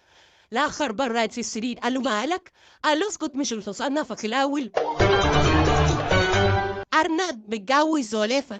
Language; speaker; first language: Arabic; native; Arabic